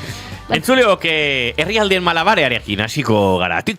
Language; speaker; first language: Basque; native; Basque